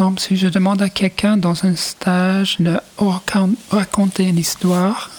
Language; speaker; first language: French; non-native, fluent; English